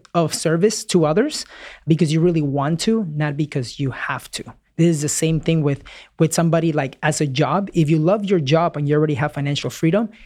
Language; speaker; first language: English; early bilingual, other home language; Spanish